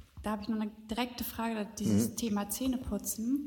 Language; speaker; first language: German; native; German